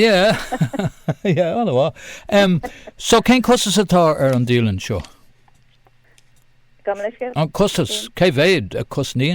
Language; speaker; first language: Irish; non-native, local second language; English